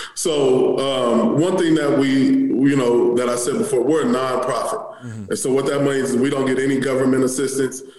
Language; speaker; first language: English; native; English